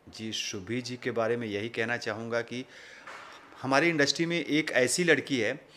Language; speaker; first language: Hindi; native; Hindi